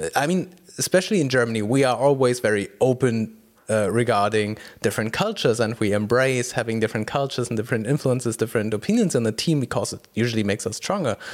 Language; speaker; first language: English; non-native, fluent; German